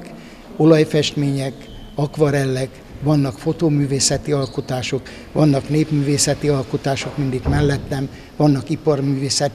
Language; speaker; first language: Hungarian; native; Hungarian